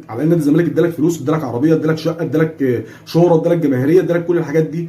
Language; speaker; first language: Arabic; native; Arabic